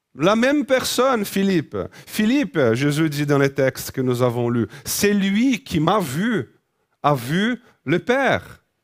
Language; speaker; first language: French; non-native, fluent; Portuguese